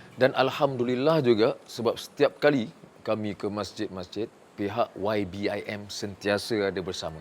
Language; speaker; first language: Malay; native; Malay